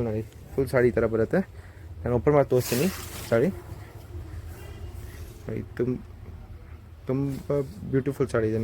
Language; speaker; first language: Kannada; non-native, local second language; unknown